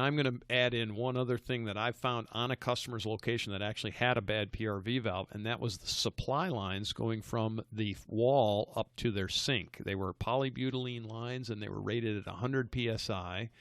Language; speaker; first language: English; native; English